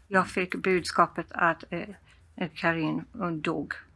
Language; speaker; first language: Swedish; non-native, fluent; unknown